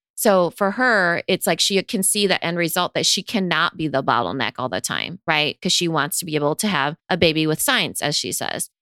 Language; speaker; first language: English; native; English